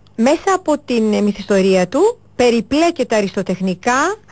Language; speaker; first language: Greek; early bilingual, other home language; Turkish